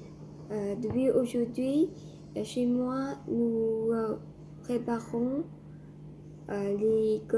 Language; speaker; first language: French; non-native, learner; Vietnamese